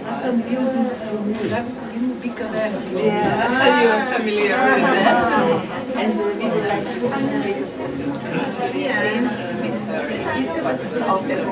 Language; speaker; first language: English; non-native, fluent; Hungarian